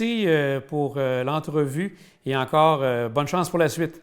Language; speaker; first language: French; native; French